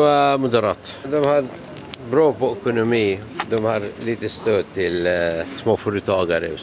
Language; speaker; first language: Swedish; non-native, learner; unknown